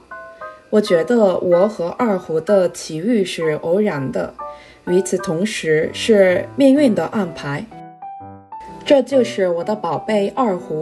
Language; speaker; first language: Chinese; non-native, fluent; Korean